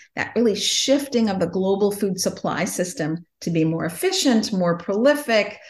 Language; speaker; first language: English; native; English